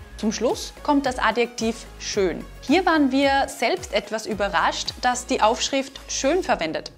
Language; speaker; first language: German; native; German